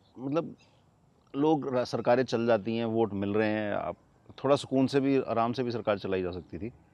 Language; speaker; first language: Hindi; native; Hindi